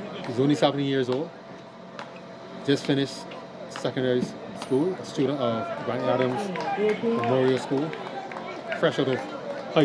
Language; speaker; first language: English; native; English